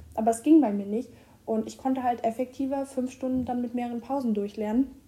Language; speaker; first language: German; native; German